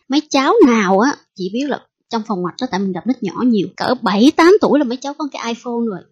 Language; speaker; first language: Vietnamese; early bilingual, heritage; Vietnamese